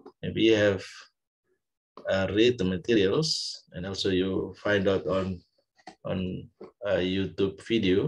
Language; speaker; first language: English; non-native, fluent; Indonesian